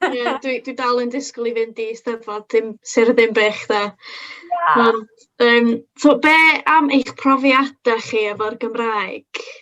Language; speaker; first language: Welsh; non-native, local second language; English